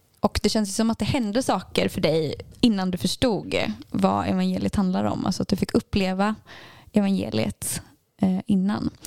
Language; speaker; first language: Swedish; native; Swedish